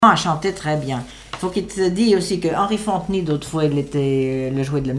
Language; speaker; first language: French; native; French